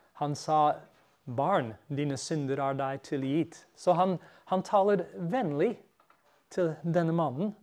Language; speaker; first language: Norwegian; non-native, fluent; English